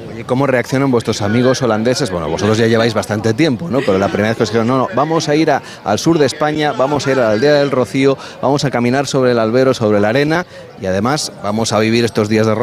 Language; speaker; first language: Spanish; native; Spanish